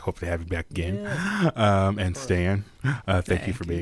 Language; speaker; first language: English; native; English